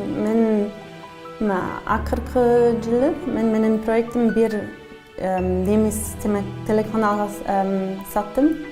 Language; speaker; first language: Kyrgyz; non-native, learner; German